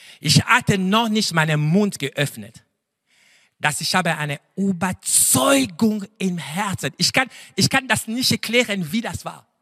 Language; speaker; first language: German; non-native, fluent; French